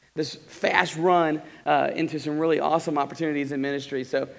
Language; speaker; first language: English; native; English